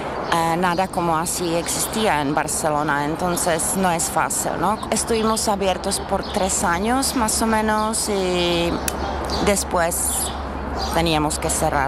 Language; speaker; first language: Spanish; non-native, fluent; Czech